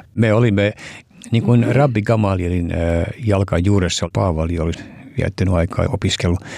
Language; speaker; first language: Finnish; early bilingual, heritage; Finnish